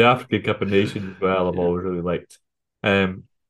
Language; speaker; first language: English; native; English